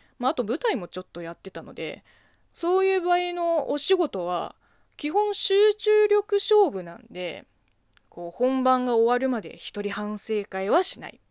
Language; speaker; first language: Japanese; non-native, fluent; Chinese